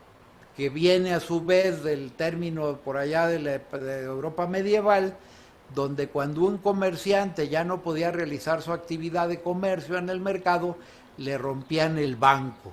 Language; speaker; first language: Spanish; native; Spanish